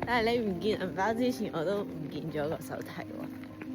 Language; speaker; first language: Cantonese; native; Cantonese